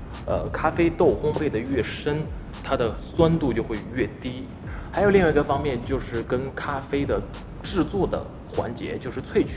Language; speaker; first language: Chinese; native; Chinese